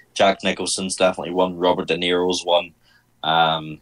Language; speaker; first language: English; native; English